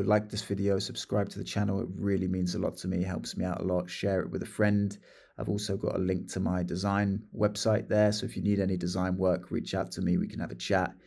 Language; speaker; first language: English; native; English